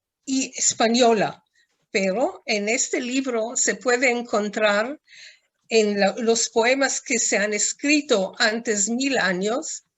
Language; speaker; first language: Spanish; non-native, fluent; Hebrew